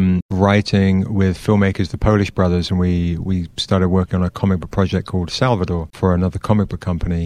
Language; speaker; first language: English; native; English